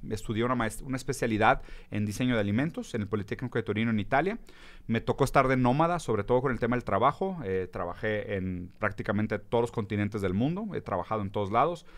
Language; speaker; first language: Spanish; early bilingual, other home language; Portuguese